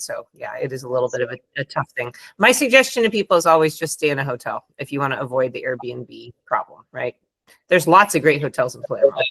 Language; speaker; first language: English; non-native, fluent; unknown